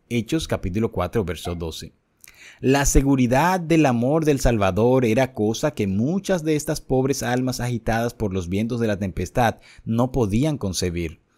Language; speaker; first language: Spanish; native; Spanish